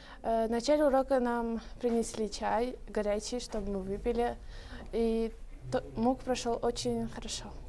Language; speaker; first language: Russian; non-native, local second language; Uzbek